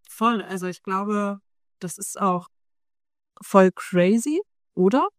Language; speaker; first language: German; native; German